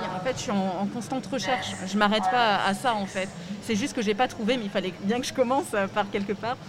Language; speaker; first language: French; native; French